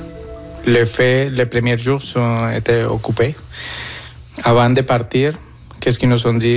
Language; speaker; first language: French; non-native, fluent; Spanish